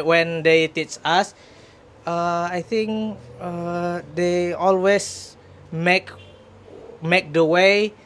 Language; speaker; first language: English; non-native, learner; Indonesian